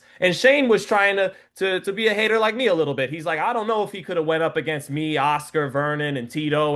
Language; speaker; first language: English; native; English